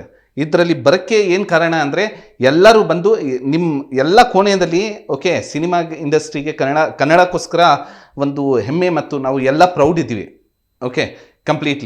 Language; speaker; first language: Kannada; non-native, local second language; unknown